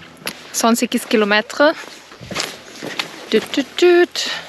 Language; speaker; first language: Turkish; non-native, learner; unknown